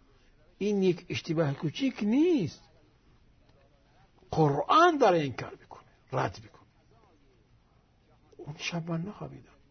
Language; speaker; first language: Persian; non-native, fluent; Arabic